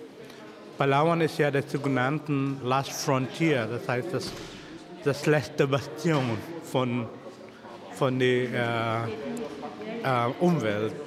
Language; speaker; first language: German; non-native, fluent; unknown